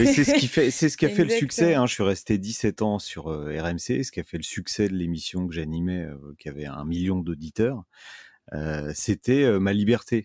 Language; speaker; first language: French; native; French